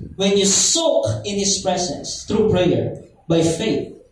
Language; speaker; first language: English; non-native, local second language; Filipino